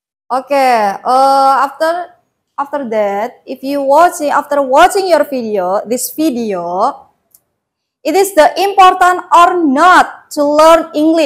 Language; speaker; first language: English; non-native, learner; Indonesian